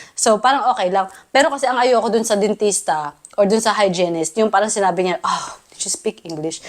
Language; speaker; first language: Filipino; native; Filipino